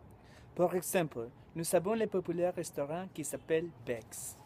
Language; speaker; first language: French; non-native, learner; English